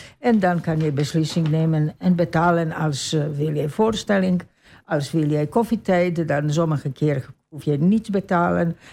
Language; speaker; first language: Dutch; non-native, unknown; Croatian